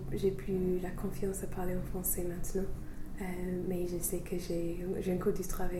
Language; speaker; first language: French; non-native, fluent; English